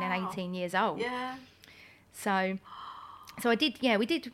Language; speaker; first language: English; native; English